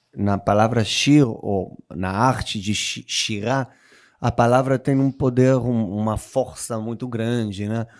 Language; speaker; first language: Portuguese; non-native, fluent; Hebrew